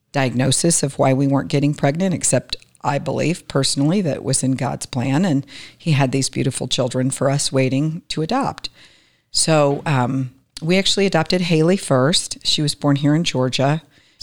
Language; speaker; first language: English; native; English